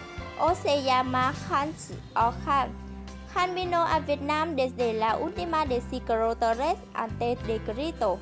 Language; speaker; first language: Spanish; non-native, learner; Vietnamese